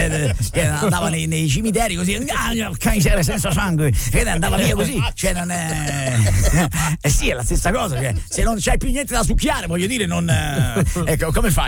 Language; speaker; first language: Italian; native; Italian